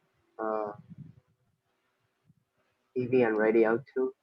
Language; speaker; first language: English; non-native, learner; Vietnamese